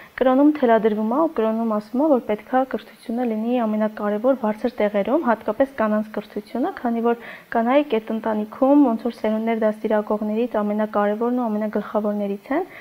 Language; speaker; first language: Armenian; non-native, local second language; Kurdish